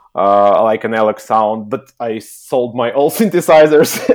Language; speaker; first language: English; non-native, learner; Ukrainian